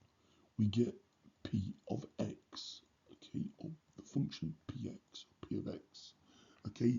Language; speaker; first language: English; native; English